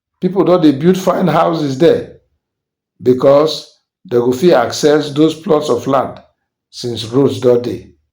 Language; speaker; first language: Nigerian Pidgin; native; Nigerian Pidgin